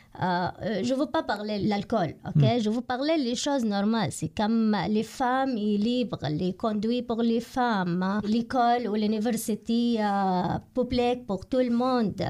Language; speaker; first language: French; non-native, learner; Arabic